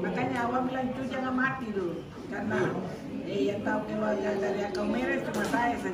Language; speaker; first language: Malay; non-native, local second language; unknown